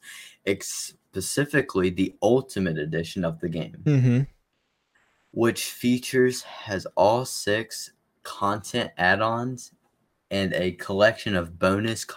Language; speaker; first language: English; native; English